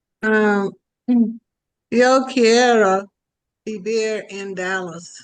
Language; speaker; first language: Spanish; non-native, learner; English